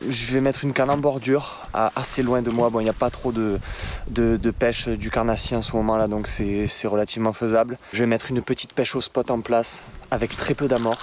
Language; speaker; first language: French; native; French